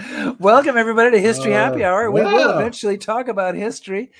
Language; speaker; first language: English; native; English